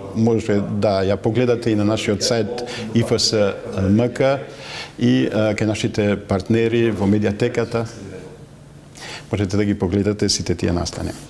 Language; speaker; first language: Macedonian; non-native, fluent; French